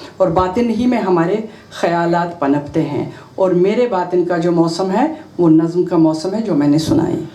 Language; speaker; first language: Urdu; non-native, local second language; Kashmiri